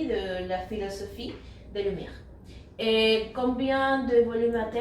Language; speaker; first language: French; non-native, learner; Spanish